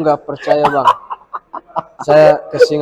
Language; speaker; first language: Indonesian; early bilingual, heritage; English